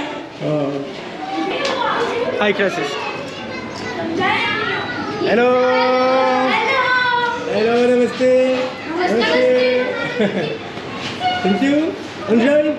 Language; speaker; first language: English; non-native, learner; French